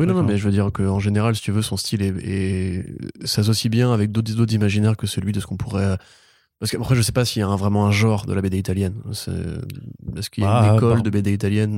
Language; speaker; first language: French; native; French